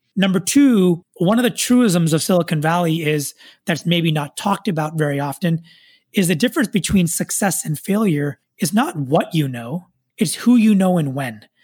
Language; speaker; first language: English; native; English